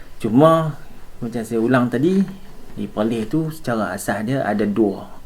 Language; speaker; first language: Malay; native; Malay